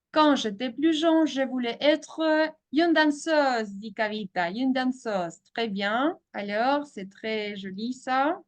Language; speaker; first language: French; non-native, fluent; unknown